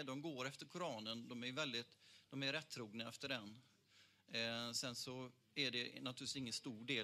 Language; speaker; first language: Swedish; native; Swedish